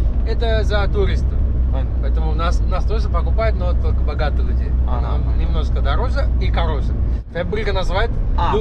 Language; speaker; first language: Russian; non-native, learner; Sinhala